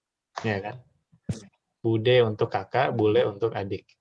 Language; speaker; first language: Indonesian; native; Indonesian